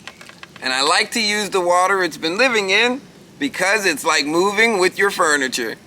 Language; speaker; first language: English; native; English